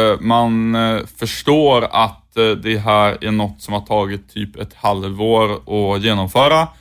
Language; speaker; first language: Swedish; native; Swedish